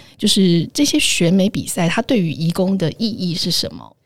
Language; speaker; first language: Chinese; native; Chinese